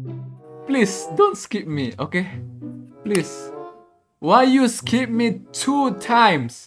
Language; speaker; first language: English; non-native, learner; Indonesian